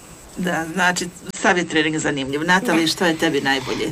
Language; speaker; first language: Serbian; native; Serbian